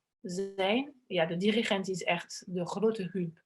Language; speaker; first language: Dutch; non-native, fluent; French